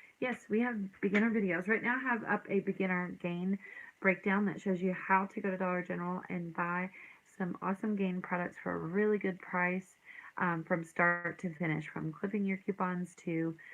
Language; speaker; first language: English; native; English